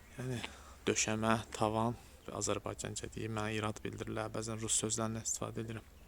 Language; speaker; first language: Azerbaijani; native; Azerbaijani